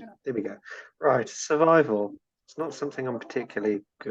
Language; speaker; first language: English; native; English